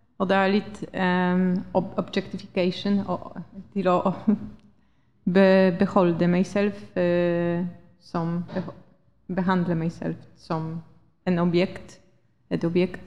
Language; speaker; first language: Norwegian; non-native, fluent; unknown